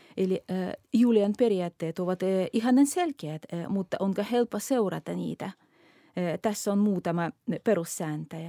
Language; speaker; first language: Finnish; non-native, fluent; Russian